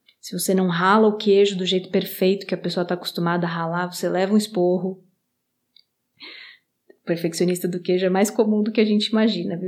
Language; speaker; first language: Portuguese; native; Portuguese